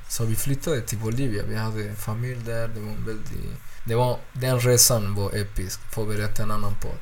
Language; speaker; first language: Swedish; non-native, fluent; Spanish